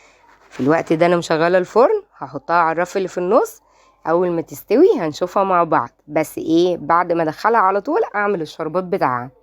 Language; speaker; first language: Arabic; native; Arabic